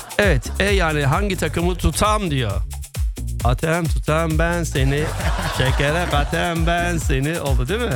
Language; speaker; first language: Turkish; early bilingual, heritage; Turkish